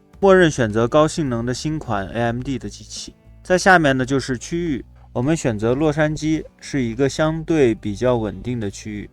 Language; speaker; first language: Chinese; native; Chinese